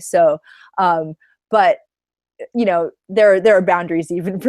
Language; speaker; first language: English; native; English